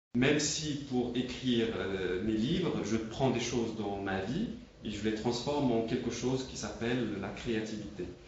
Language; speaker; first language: French; non-native, local second language; Arabic